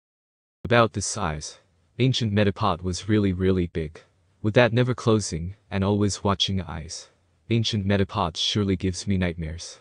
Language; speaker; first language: English; non-native, fluent; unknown